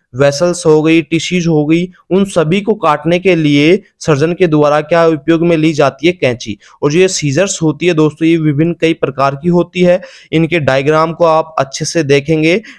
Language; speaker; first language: Hindi; native; Hindi